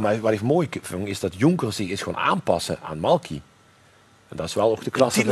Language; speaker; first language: Dutch; native; Dutch